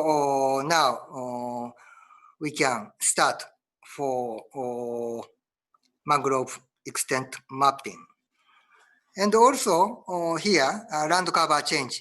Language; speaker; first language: English; non-native, learner; Japanese